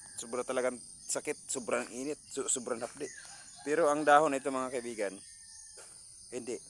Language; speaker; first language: Filipino; non-native, local second language; Cebuano